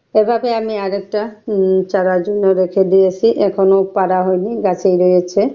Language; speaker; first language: Bangla; non-native, local second language; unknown